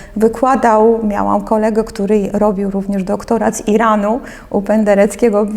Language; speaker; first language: Polish; early bilingual, other home language; Russian